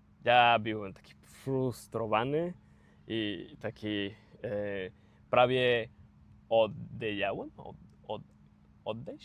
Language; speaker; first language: Polish; non-native, learner; Spanish